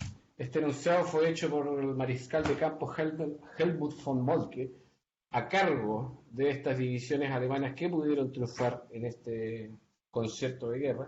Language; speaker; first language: Spanish; native; Spanish